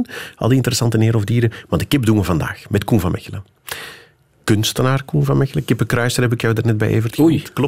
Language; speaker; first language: Dutch; native; Dutch